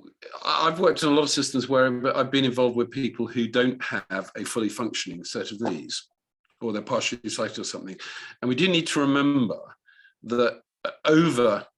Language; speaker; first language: English; native; English